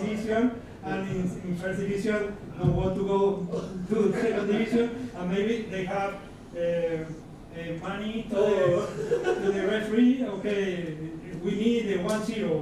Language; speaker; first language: English; non-native, fluent; Spanish